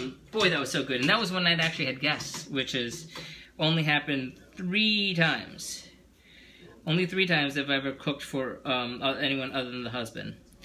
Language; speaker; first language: English; native; English